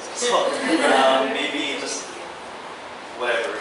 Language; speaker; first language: English; non-native, local second language; Filipino